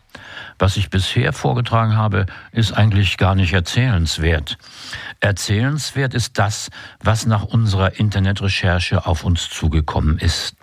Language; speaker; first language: German; native; German